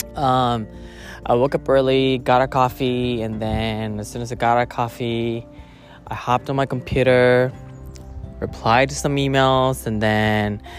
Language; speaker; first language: English; non-native, local second language; Filipino